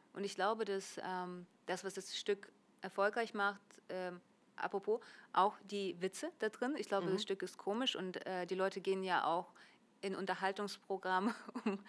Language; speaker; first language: German; early bilingual, other home language; Russian